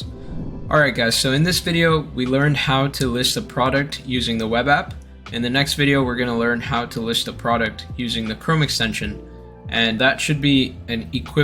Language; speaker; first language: English; native; English